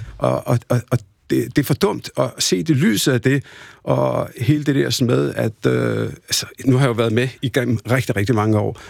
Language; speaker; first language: Danish; early bilingual, other home language; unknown